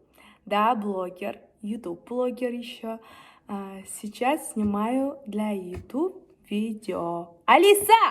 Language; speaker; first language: Russian; non-native, local second language; Kazakh